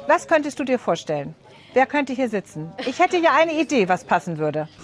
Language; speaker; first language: German; native; German